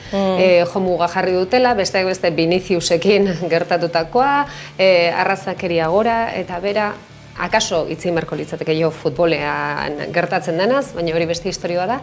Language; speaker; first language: Basque; native; Basque